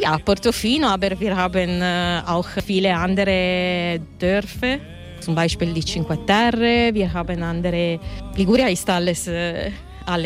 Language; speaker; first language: German; non-native, learner; Italian